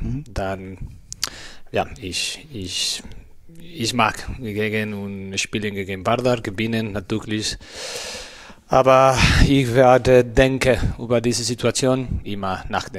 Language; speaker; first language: German; non-native, learner; Spanish